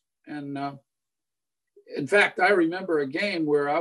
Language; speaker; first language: English; native; English